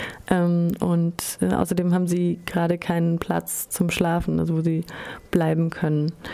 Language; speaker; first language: German; native; German